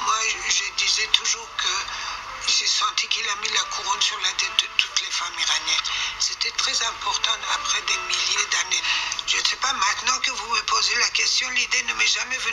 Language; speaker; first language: French; non-native, fluent; Persian